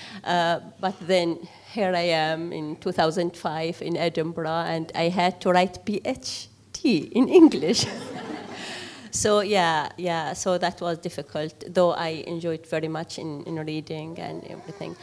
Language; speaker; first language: English; non-native, fluent; Arabic